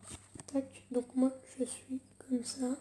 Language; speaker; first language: French; native; French